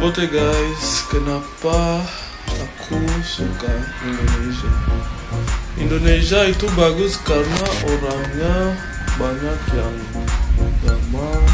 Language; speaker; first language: Indonesian; non-native, fluent; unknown